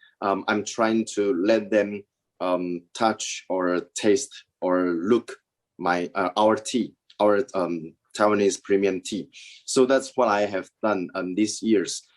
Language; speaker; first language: English; non-native, learner; Chinese